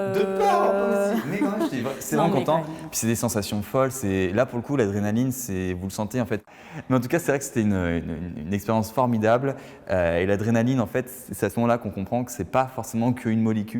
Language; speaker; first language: French; native; French